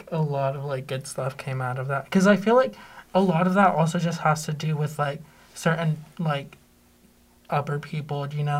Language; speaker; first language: English; native; English